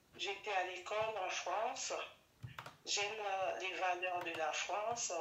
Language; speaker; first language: French; early bilingual, other home language; Haitian Creole